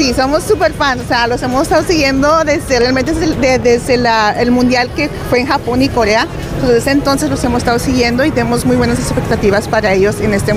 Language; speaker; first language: Spanish; early bilingual, heritage; Spanish